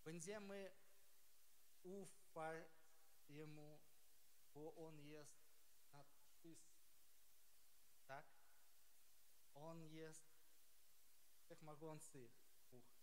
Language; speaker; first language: Polish; non-native, learner; Ukrainian